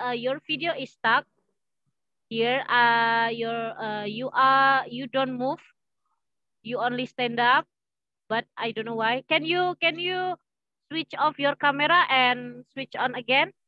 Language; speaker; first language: English; non-native, learner; Indonesian